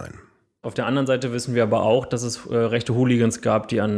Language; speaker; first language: German; native; German